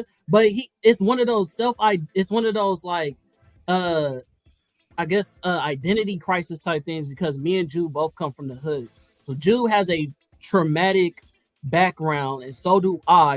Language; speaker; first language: English; native; English